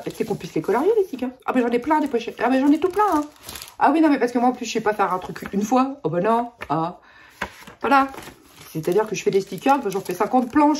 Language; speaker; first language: French; native; French